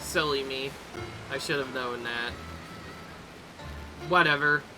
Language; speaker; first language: English; native; English